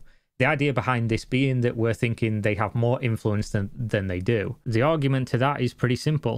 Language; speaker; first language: English; native; English